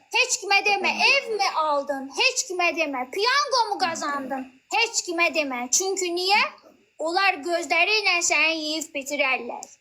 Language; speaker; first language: Turkish; early bilingual, heritage; Turkish